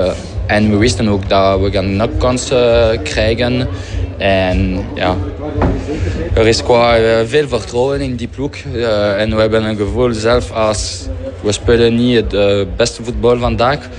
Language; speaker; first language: Dutch; non-native, fluent; French